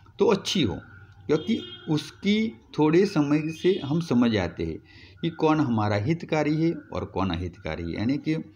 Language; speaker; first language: Hindi; non-native, local second language; Gujarati